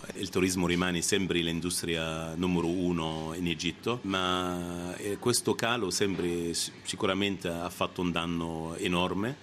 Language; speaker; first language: Italian; non-native, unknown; Arabic